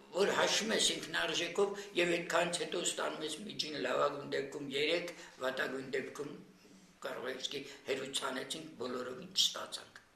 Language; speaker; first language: Armenian; native; Armenian